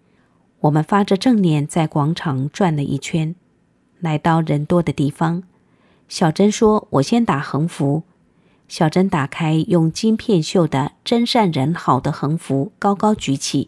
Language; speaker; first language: Chinese; native; Chinese